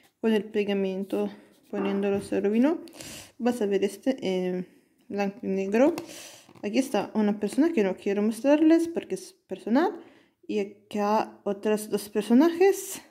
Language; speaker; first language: Spanish; non-native, learner; Italian